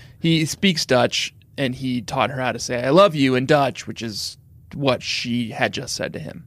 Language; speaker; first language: English; native; English